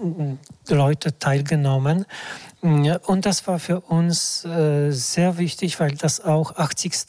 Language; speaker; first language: German; non-native, fluent; Polish